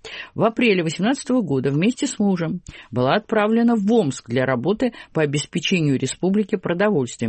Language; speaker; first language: Russian; native; Russian